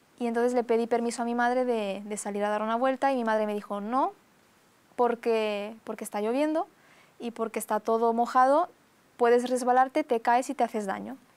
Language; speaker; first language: Spanish; early bilingual, other home language; Romanian